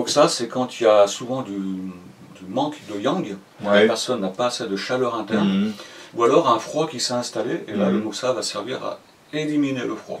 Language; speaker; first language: French; native; French